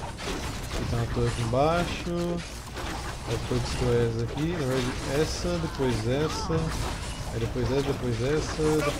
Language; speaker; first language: Portuguese; native; Portuguese